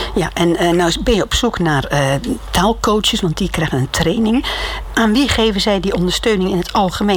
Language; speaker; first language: Dutch; native; Dutch